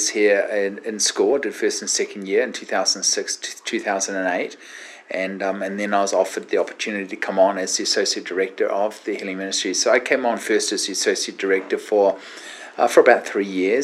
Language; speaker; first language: English; native; English